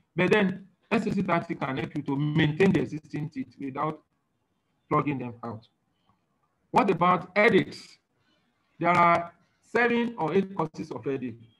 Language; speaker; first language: English; non-native, local second language; Yoruba